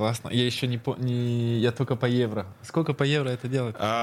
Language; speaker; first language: Russian; early bilingual, heritage; Russian